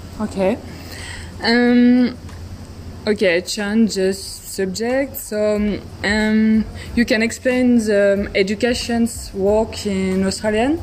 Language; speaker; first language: English; non-native, learner; French